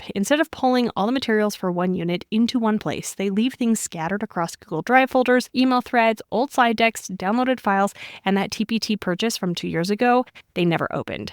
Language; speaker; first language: English; native; English